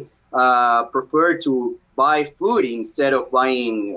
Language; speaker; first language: English; non-native, fluent; Spanish